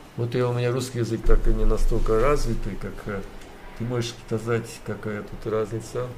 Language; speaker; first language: Russian; early bilingual, heritage; Russian